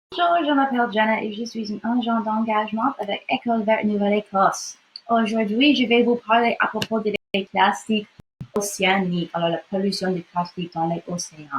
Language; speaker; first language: French; non-native, local second language; English